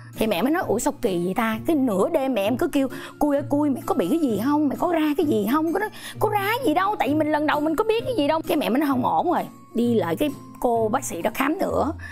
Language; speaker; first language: Vietnamese; non-native, local second language; Khmer